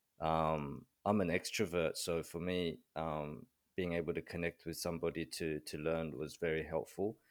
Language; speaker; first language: English; early bilingual, other home language; Korean